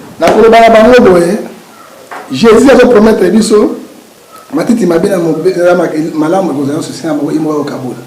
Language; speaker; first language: Lingala; native; Lingala